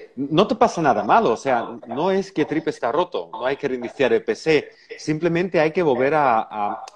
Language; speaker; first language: Spanish; non-native, fluent; Dutch